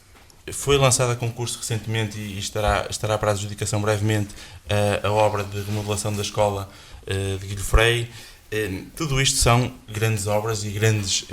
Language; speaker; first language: Portuguese; native; Portuguese